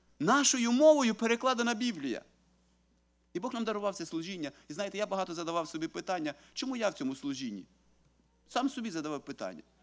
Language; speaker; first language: Ukrainian; native; Ukrainian